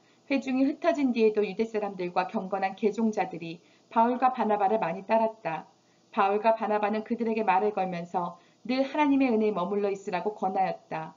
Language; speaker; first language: Korean; native; Korean